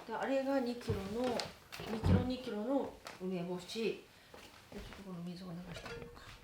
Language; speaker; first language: Japanese; native; Japanese